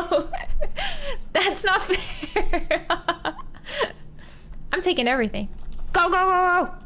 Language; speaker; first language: English; native; English